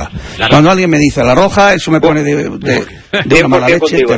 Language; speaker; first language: Spanish; native; Spanish